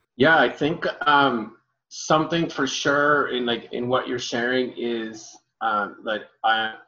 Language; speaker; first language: English; early bilingual, other home language; Spanish